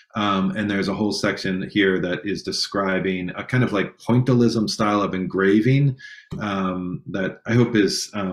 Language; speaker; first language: English; native; English